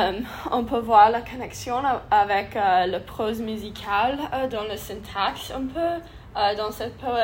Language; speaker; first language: French; non-native, learner; English